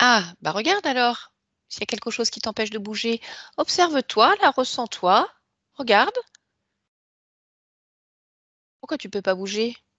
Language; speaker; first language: French; native; French